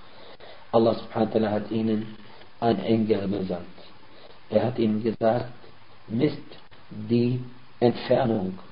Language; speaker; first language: German; non-native, fluent; Arabic